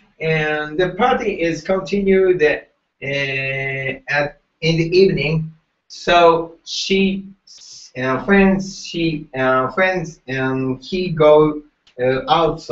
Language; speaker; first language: English; non-native, learner; Japanese